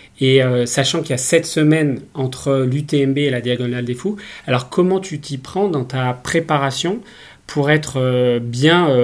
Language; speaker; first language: French; native; French